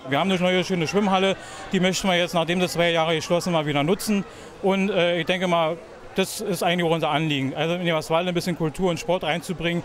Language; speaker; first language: German; native; German